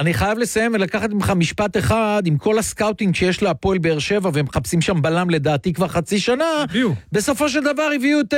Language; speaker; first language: Hebrew; native; Hebrew